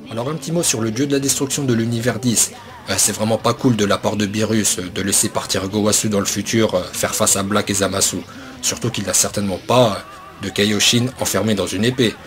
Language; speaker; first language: French; native; French